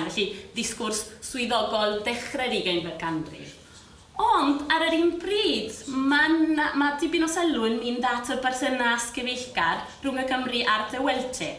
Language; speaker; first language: Welsh; non-native, fluent; Spanish